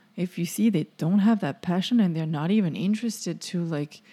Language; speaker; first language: English; non-native, fluent; French